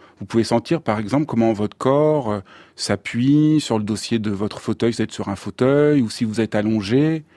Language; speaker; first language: French; native; French